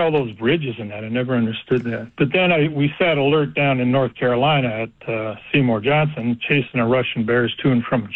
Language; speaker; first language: English; native; English